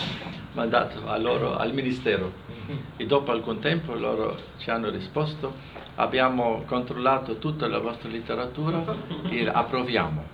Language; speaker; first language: Italian; non-native, fluent; German